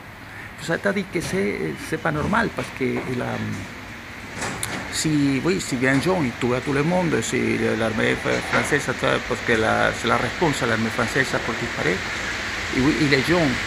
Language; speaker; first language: French; non-native, learner; Spanish